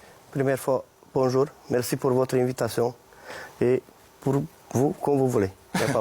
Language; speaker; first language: French; non-native, fluent; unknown